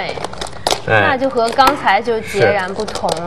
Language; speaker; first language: Chinese; native; Chinese